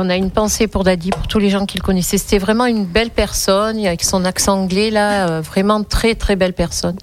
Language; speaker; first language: French; native; French